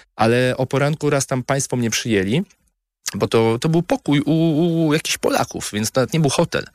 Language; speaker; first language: Polish; native; Polish